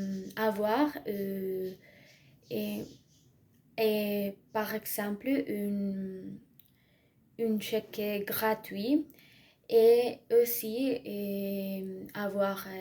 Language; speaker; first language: French; non-native, learner; Spanish